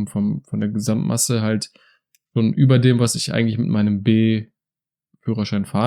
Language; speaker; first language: German; native; German